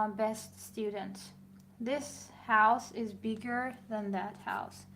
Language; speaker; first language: English; non-native, fluent; Persian